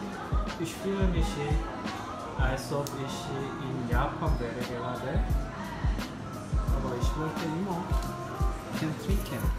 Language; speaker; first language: German; non-native, learner; Korean